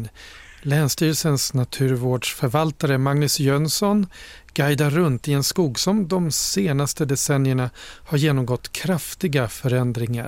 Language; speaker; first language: Swedish; native; Swedish